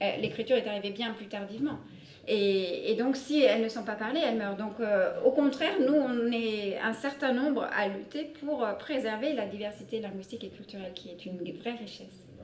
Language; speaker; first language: French; early bilingual, other home language; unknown